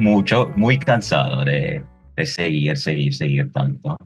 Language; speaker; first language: Spanish; non-native, fluent; English